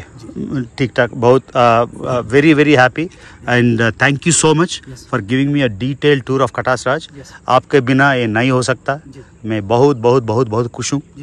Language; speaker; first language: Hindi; non-native, learner; Telugu